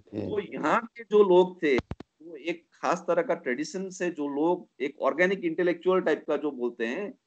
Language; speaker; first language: Hindi; non-native, local second language; Nepali